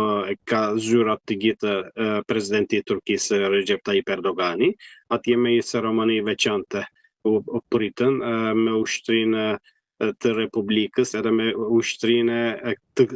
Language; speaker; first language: Albanian; non-native, fluent; Turkish